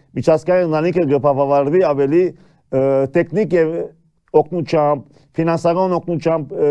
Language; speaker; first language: Armenian; early bilingual, heritage; Armenian